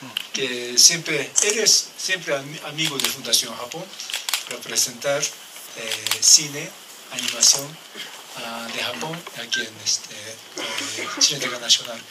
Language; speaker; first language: Spanish; non-native, learner; Japanese